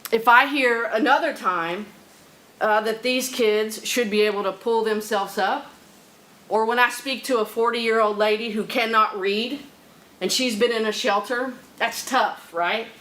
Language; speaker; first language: English; native; English